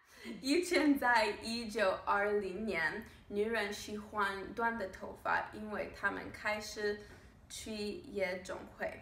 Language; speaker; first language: Chinese; non-native, learner; English